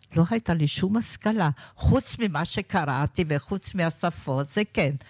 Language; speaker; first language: Hebrew; non-native, fluent; German